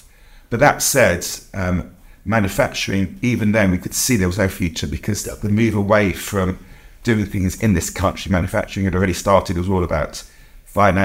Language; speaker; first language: English; native; English